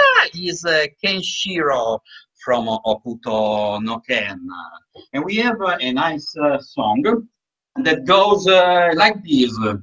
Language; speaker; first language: English; non-native, fluent; Italian